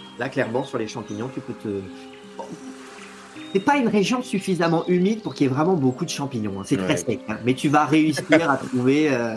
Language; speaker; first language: French; native; French